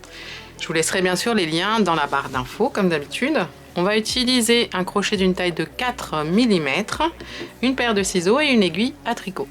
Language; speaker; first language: French; native; French